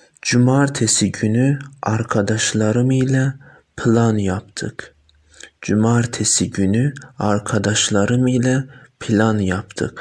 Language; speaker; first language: Turkish; non-native, fluent; Persian